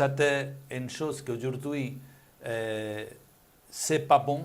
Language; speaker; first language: French; non-native, learner; Spanish